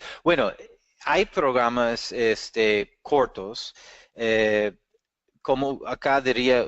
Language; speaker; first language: Spanish; non-native, fluent; English